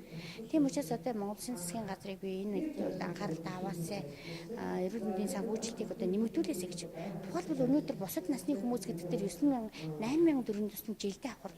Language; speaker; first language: Mongolian; native; Mongolian